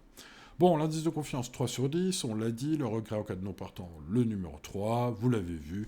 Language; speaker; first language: French; native; French